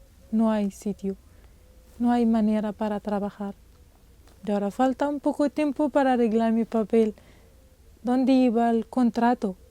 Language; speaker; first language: Spanish; non-native, learner; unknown